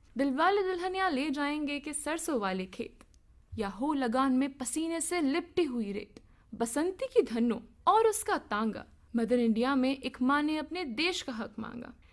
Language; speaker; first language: Hindi; native; Hindi